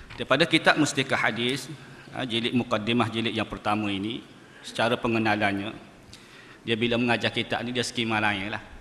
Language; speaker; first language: Malay; native; Malay